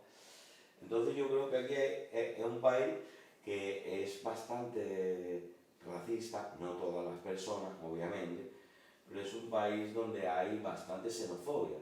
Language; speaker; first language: Spanish; native; Spanish